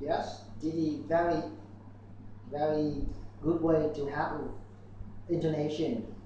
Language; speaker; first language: English; non-native, learner; Vietnamese